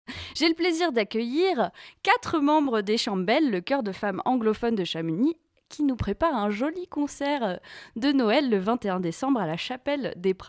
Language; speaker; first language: French; native; French